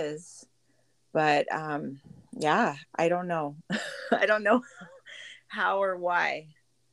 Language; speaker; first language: English; native; English